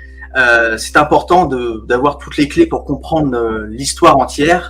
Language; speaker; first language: French; native; French